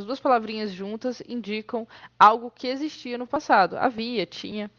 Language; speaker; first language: Portuguese; native; Portuguese